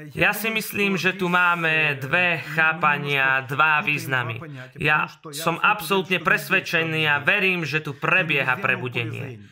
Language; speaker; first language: Slovak; non-native, fluent; Russian